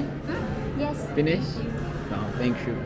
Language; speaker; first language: English; non-native, learner; Korean